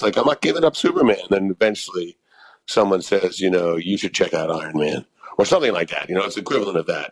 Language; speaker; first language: English; native; English